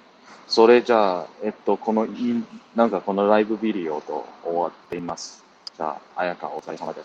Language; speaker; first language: Japanese; non-native, learner; English